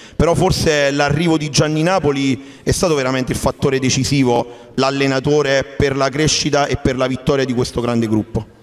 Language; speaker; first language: Italian; native; Italian